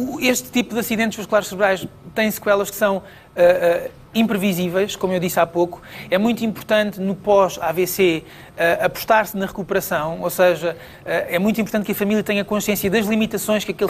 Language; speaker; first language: Portuguese; native; Portuguese